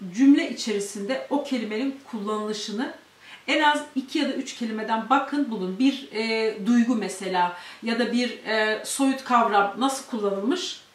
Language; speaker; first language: Turkish; native; Turkish